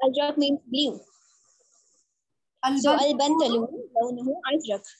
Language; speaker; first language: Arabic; non-native, learner; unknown